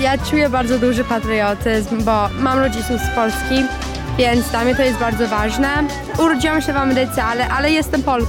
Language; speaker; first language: Polish; early bilingual, heritage; Polish